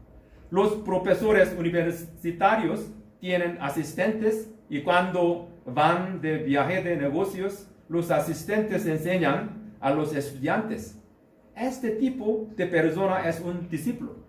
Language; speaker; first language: Spanish; non-native, learner; Korean